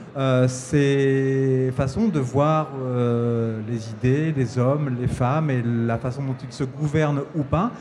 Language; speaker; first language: French; native; French